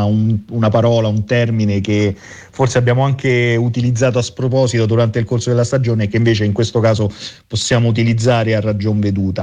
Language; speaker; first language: Italian; native; Italian